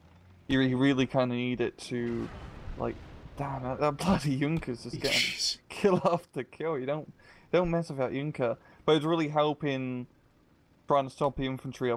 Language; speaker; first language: English; native; English